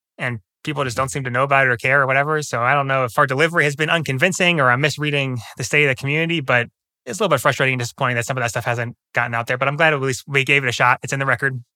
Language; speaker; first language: English; native; English